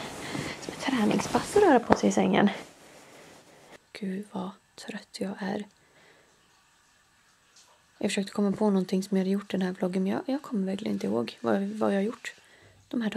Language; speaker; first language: Swedish; native; Swedish